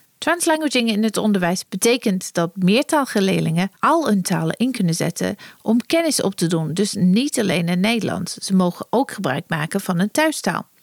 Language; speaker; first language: Dutch; non-native, fluent; English